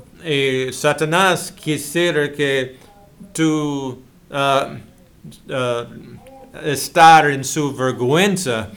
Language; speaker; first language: Spanish; non-native, learner; English